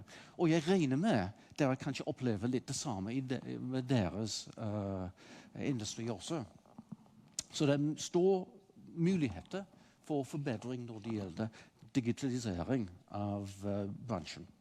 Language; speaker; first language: Norwegian; non-native, fluent; English